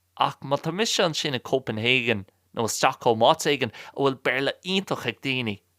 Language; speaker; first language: Irish; non-native, local second language; English